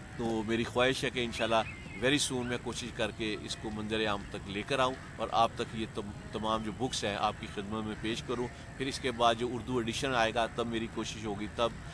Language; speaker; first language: Urdu; non-native, local second language; Punjabi